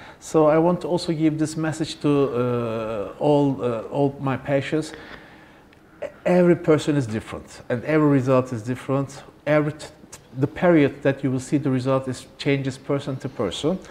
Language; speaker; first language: English; non-native, learner; Turkish